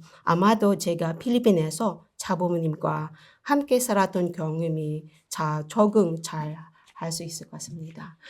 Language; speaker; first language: Korean; non-native, learner; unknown